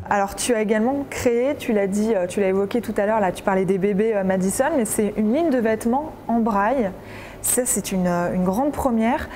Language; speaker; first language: French; native; French